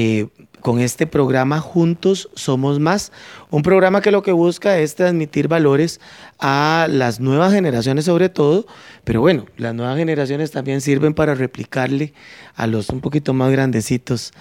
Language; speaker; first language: Spanish; native; Spanish